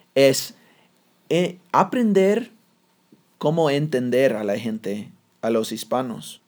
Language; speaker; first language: Spanish; non-native, fluent; English